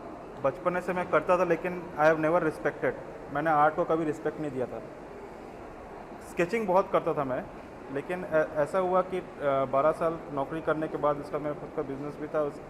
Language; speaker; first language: Hindi; native; Hindi